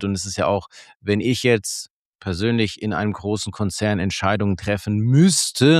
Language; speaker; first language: German; native; German